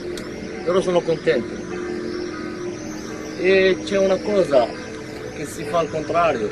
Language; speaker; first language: Italian; non-native, learner; Arabic